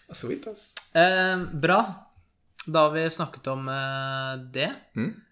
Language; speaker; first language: Norwegian; native; Norwegian